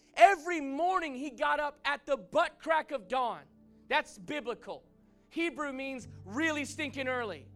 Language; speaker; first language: English; native; English